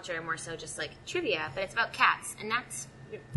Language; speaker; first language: English; native; English